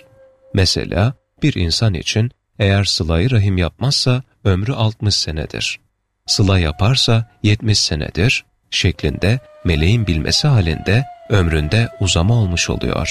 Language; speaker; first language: Turkish; native; Turkish